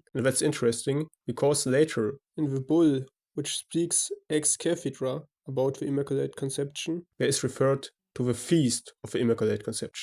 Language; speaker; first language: English; non-native, fluent; German